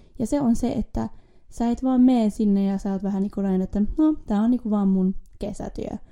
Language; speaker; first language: Finnish; early bilingual, heritage; Finnish